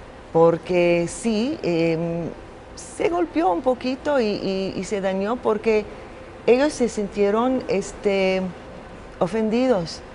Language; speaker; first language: Spanish; non-native, fluent; English